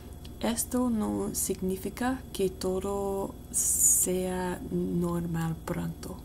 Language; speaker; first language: Spanish; non-native, learner; English